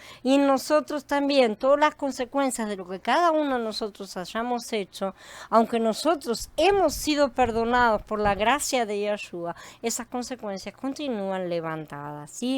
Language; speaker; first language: Spanish; native; Spanish